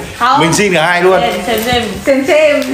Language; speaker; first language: Vietnamese; non-native, learner; Indonesian